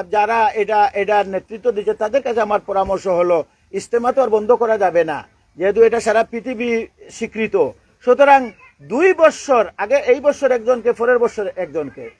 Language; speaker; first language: Bangla; non-native, local second language; Sylheti